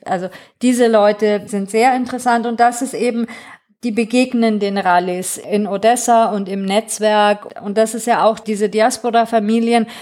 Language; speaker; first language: German; non-native, fluent; Greek